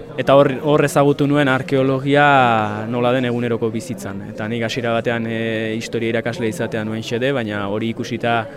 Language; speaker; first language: Basque; native; Basque